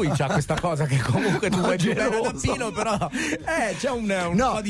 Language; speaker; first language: Italian; native; Italian